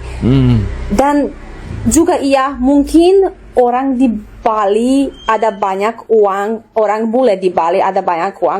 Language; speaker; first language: Indonesian; non-native, learner; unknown